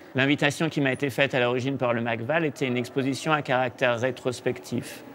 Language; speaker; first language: French; native; French